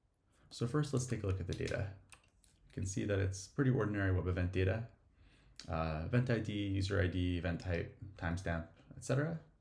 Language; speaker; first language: English; native; English